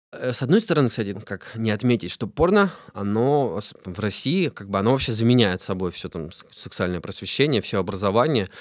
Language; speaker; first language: Russian; native; Russian